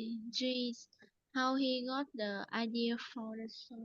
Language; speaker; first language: English; non-native, learner; Vietnamese